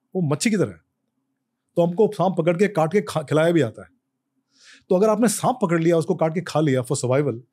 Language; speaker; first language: Hindi; native; Hindi